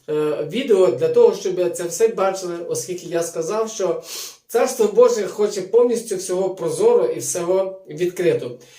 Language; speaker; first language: Ukrainian; native; Ukrainian